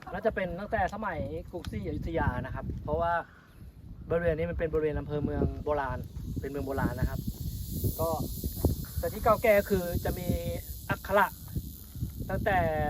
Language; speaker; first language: Thai; native; Thai